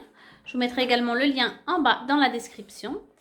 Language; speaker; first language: French; native; French